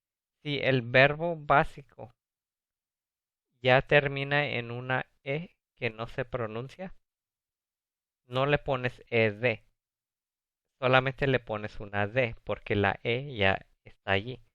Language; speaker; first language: Spanish; early bilingual, other home language; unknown